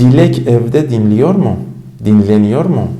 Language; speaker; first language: Turkish; non-native, fluent; Persian